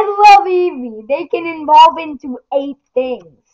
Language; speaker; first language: English; native; English